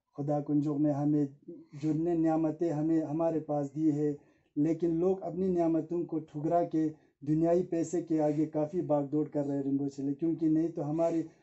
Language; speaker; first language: Hindi; non-native, local second language; Ladakhi